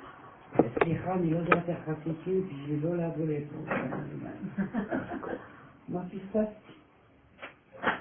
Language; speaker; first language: Hebrew; non-native, learner; French